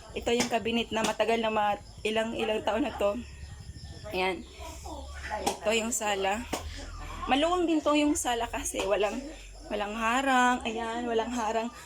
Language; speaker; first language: Filipino; non-native, local second language; Cebuano